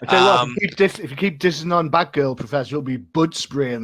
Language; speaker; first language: English; native; English